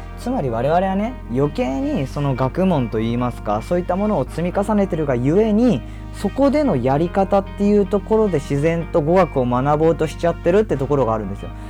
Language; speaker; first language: Japanese; native; Japanese